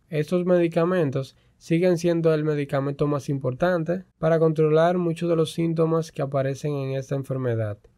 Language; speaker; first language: Spanish; native; Spanish